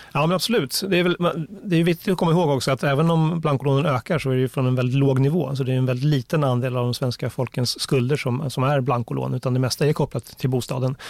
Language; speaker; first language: Swedish; native; Swedish